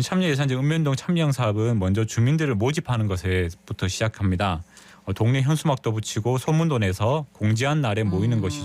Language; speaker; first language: Korean; native; Korean